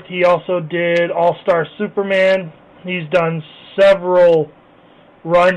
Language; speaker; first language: English; native; English